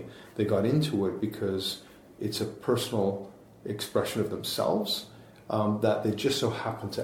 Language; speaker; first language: English; native; English